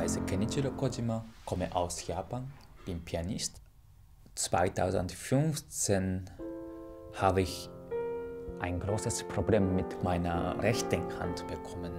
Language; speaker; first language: German; non-native, fluent; Japanese